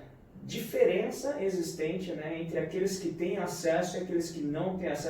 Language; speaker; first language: Portuguese; native; Portuguese